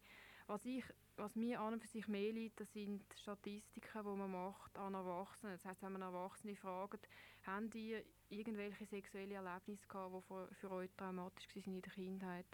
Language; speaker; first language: German; native; German